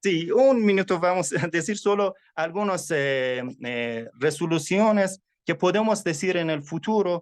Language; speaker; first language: Spanish; non-native, fluent; Persian